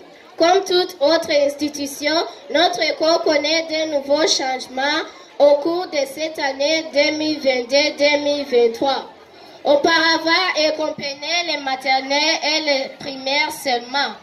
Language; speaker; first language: French; non-native, learner; Kinyarwanda